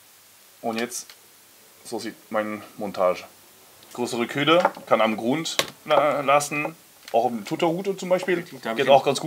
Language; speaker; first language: German; non-native, learner; French